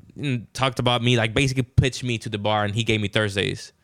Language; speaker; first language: English; non-native, fluent; Spanish